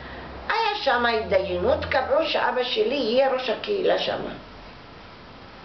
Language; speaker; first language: Hebrew; non-native, fluent; Arabic